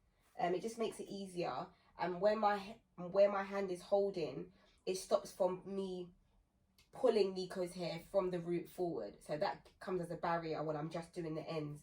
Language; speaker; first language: English; native; English